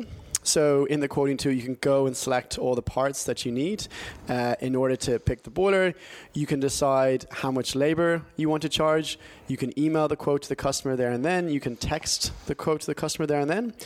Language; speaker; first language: English; native; English